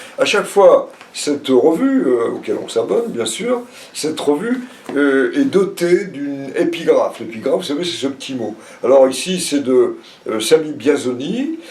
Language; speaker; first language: French; native; French